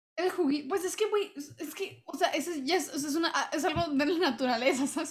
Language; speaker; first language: Spanish; early bilingual, heritage; Spanish